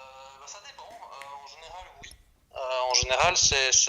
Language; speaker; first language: French; native; French